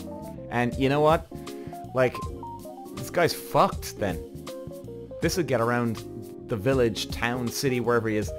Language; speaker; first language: English; native; English